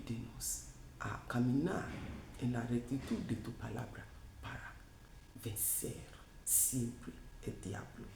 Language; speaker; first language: Spanish; non-native, fluent; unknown